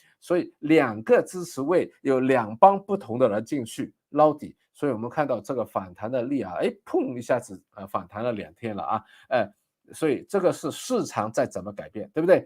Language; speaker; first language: Chinese; non-native, local second language; Cantonese